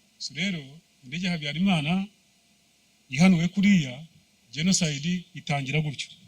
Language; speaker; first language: Kinyarwanda; early bilingual, heritage; Kinyarwanda